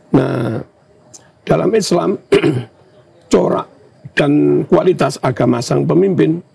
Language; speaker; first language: Indonesian; native; Indonesian